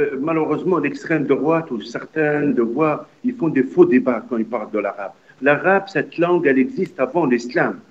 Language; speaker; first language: French; non-native, local second language; Arabic